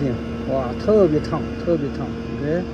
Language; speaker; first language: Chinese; native; Chinese